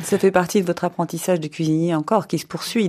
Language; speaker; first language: French; native; French